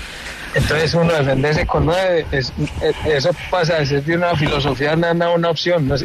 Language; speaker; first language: Spanish; native; Spanish